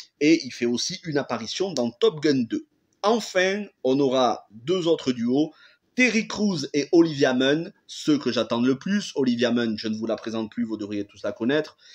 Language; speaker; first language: French; native; French